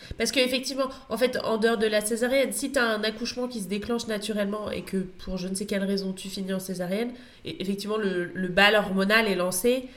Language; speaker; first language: French; native; French